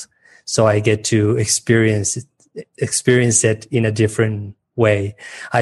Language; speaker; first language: English; non-native, fluent; Spanish